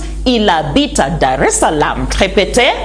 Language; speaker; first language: French; non-native, fluent; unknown